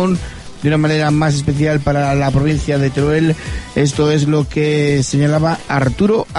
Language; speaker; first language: Spanish; native; Spanish